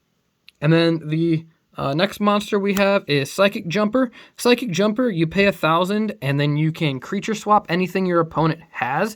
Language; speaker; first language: English; native; English